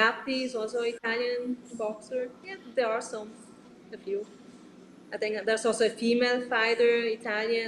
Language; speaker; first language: English; non-native, learner; Italian